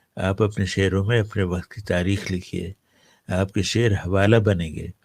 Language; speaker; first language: Urdu; native; Urdu